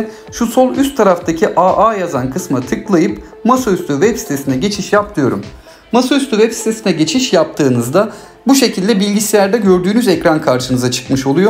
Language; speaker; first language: Turkish; native; Turkish